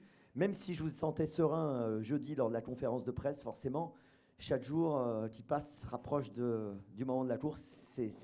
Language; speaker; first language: French; native; French